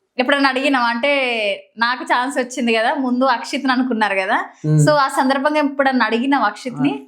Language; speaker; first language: Telugu; native; Telugu